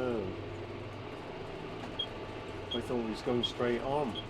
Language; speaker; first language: English; native; English